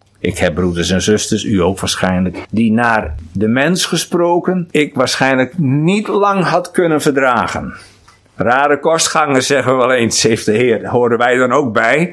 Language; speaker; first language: Dutch; non-native, local second language; Western Frisian